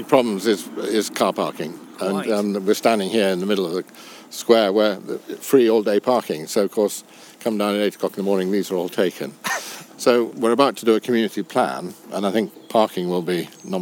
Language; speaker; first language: English; native; English